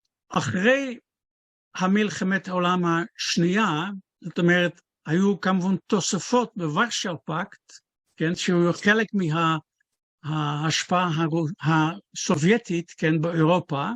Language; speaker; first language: Hebrew; non-native, fluent; Dutch